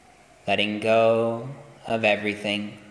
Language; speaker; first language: English; native; English